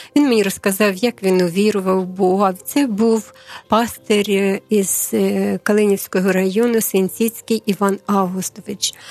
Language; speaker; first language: Ukrainian; native; Ukrainian